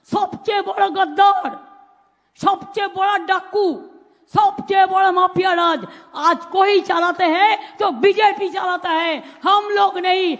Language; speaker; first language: Hindi; non-native, local second language; Bangla